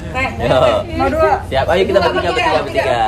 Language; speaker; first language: Indonesian; native; Indonesian